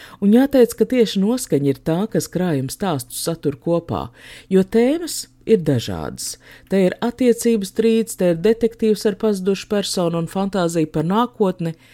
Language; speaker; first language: Latvian; native; Latvian